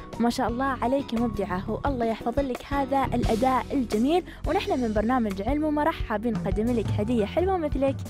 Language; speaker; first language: Arabic; native; Arabic